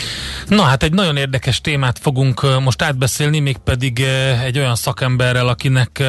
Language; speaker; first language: Hungarian; native; Hungarian